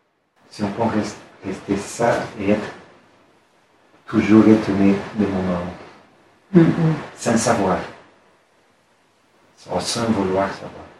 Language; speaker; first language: French; non-native, fluent; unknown